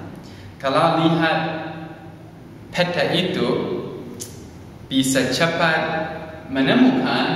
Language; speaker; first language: Indonesian; non-native, learner; English